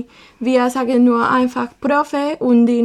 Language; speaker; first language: German; non-native, learner; Spanish